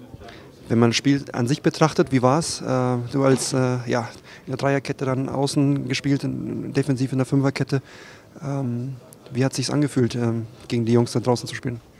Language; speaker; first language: German; native; German